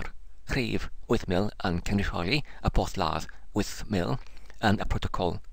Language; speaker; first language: Welsh; non-native, learner; English